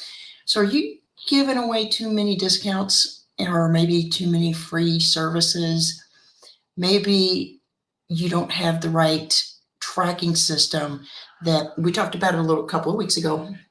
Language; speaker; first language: English; native; English